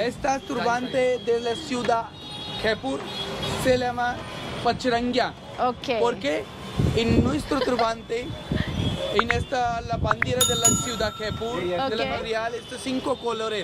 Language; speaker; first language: Spanish; non-native, learner; Hindi